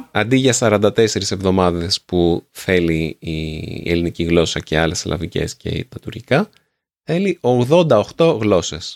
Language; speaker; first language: Greek; native; Greek